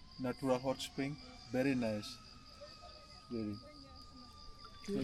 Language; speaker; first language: English; non-native, learner; Indonesian